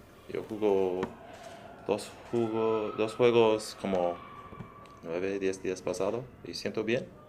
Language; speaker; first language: Spanish; early bilingual, heritage; English